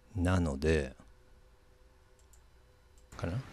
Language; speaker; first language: Japanese; non-native, fluent; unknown